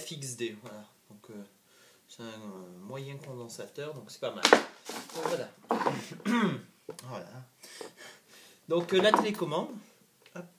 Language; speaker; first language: French; native; French